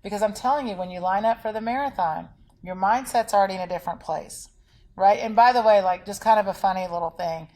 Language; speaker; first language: English; native; English